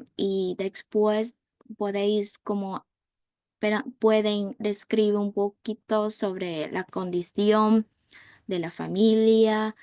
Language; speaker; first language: Spanish; non-native, fluent; Vietnamese